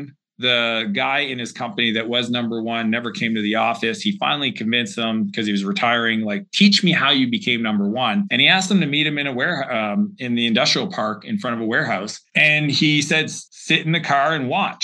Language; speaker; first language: English; native; English